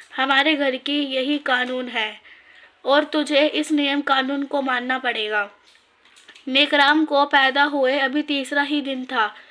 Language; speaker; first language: Hindi; native; Hindi